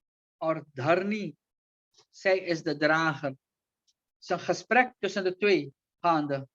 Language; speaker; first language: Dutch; non-native, local second language; Caribbean Hindustani